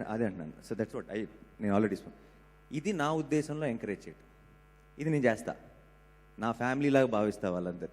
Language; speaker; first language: Telugu; native; Telugu